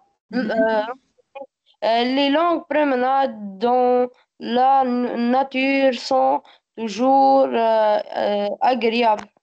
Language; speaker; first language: French; non-native, learner; Arabic